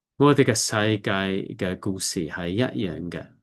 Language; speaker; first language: Cantonese; non-native, learner; English